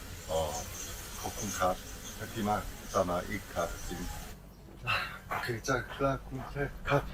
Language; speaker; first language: Thai; non-native, learner; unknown